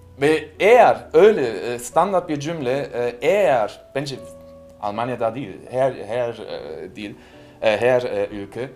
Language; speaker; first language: Turkish; non-native, learner; German